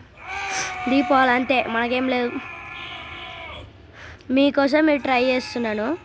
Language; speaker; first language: Telugu; native; Telugu